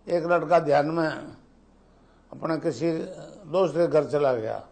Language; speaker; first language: Hindi; native; Hindi